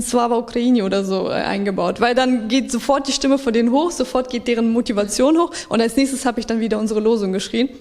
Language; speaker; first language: German; early bilingual, other home language; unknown